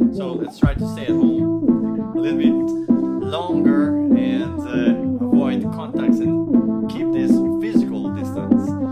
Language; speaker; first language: English; non-native, fluent; Italian